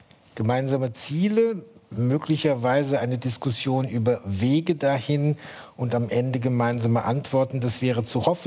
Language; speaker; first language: German; native; German